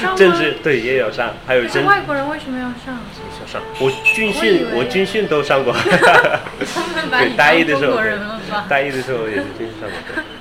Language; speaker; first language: Chinese; early bilingual, other home language; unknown